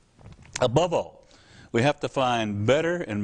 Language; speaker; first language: English; native; English